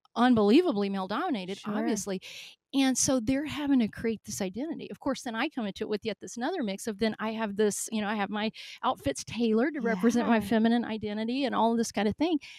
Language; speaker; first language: English; native; English